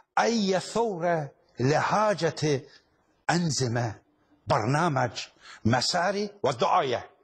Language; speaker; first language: Arabic; non-native, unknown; Persian